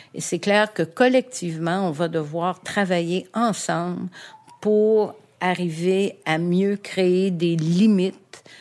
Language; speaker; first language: French; native; French